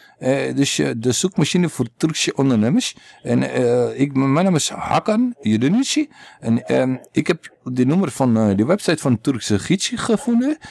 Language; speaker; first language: Dutch; native; Dutch